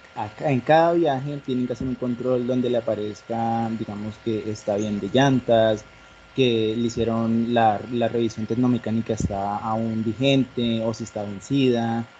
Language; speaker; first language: Spanish; native; Spanish